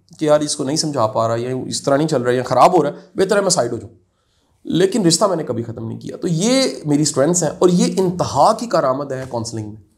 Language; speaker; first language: Urdu; non-native, local second language; Punjabi